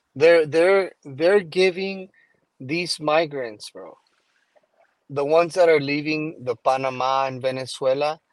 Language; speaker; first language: English; early bilingual, other home language; Spanish